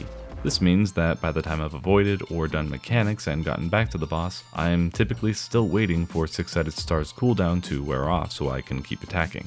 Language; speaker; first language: English; native; English